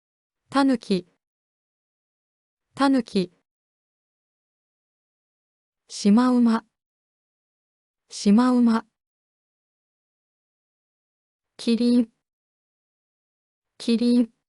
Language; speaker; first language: Japanese; native; Japanese